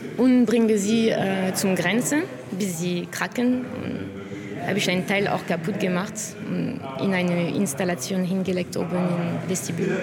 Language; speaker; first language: German; non-native, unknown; French